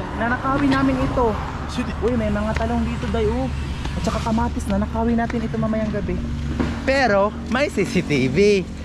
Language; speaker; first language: Filipino; non-native, local second language; Cebuano